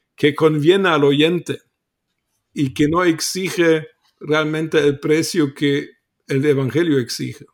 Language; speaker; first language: Spanish; non-native, fluent; German